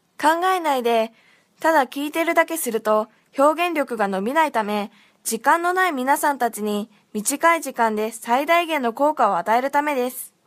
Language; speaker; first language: Japanese; non-native, fluent; Korean